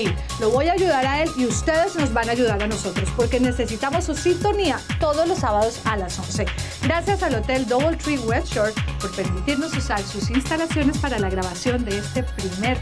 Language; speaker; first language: Spanish; native; Spanish